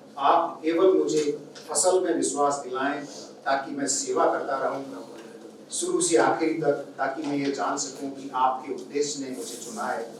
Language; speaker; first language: Hindi; native; Hindi